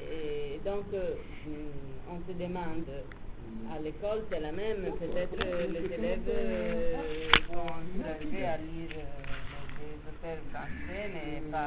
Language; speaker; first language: French; non-native, fluent; Italian